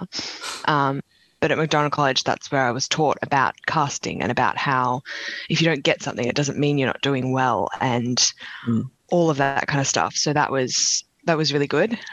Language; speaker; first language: English; native; English